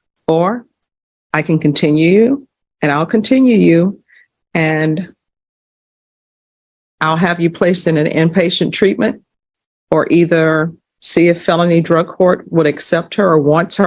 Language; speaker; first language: English; native; English